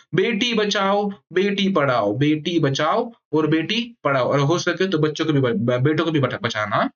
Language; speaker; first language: Hindi; non-native, local second language; Marathi